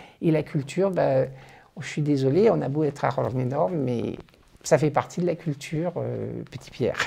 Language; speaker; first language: French; native; French